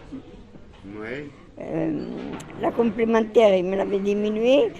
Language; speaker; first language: French; native; French